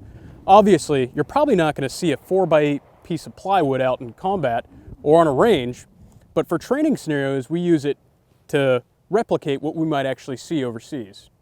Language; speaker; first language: English; native; English